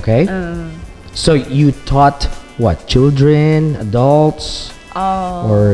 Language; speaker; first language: English; non-native, local second language; Filipino